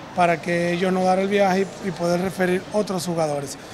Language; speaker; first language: Spanish; native; Spanish